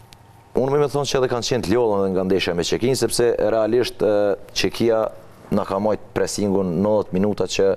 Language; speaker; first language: Albanian; native; Albanian